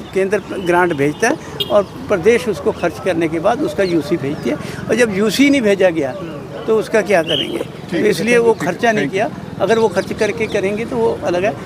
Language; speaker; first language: Hindi; non-native, local second language; Punjabi